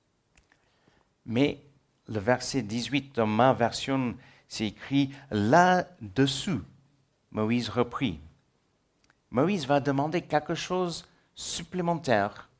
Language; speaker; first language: French; non-native, fluent; English